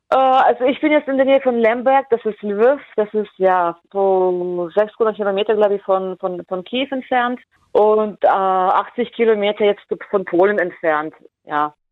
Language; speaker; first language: German; non-native, fluent; Ukrainian